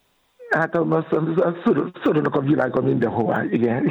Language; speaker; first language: Hungarian; non-native, fluent; Yoruba